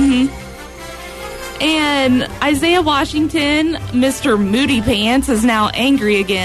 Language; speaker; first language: English; native; English